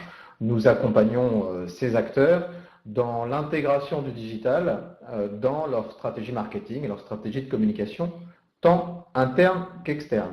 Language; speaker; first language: French; native; French